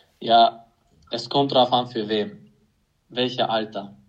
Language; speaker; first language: German; non-native, fluent; Hungarian